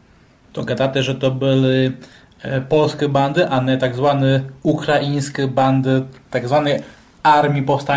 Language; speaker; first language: Polish; non-native, local second language; Rusyn